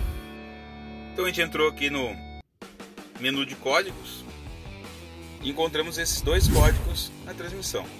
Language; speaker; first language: Portuguese; native; Portuguese